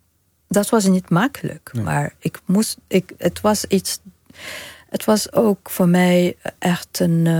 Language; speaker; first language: Dutch; non-native, fluent; Arabic